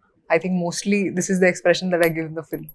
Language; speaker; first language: Telugu; non-native, local second language; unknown